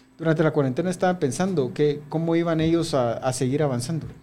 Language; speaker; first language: Spanish; native; Spanish